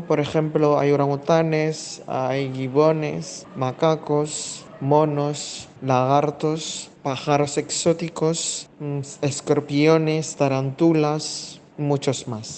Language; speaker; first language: Spanish; non-native, fluent; Indonesian